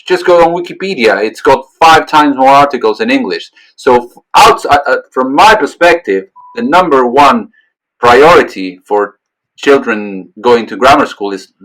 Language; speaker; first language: English; non-native, fluent; Spanish